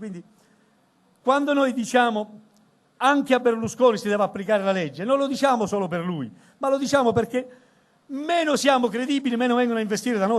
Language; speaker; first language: Italian; native; Italian